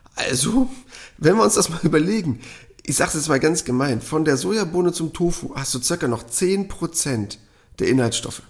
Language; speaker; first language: German; native; German